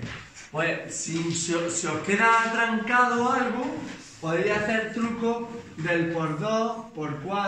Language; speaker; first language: Spanish; native; Spanish